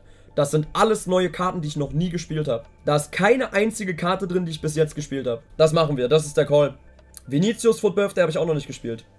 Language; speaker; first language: German; native; German